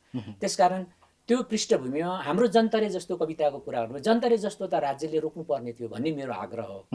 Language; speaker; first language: Nepali; non-native, local second language; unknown